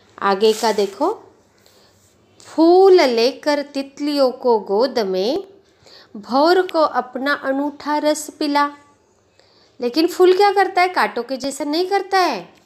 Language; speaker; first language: Hindi; non-native, local second language; Marathi